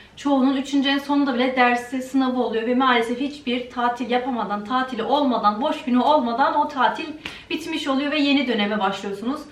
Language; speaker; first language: Turkish; early bilingual, heritage; Turkish